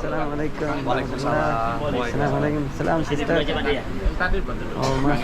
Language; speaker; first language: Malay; non-native, learner; Urdu